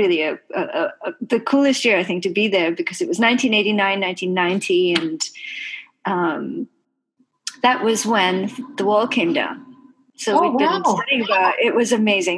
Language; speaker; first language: English; non-native, local second language; Bangla